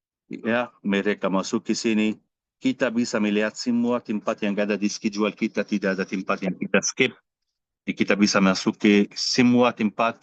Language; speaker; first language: Indonesian; non-native, fluent; Arabic